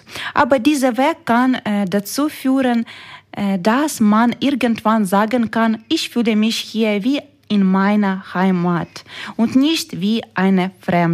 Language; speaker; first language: German; non-native, fluent; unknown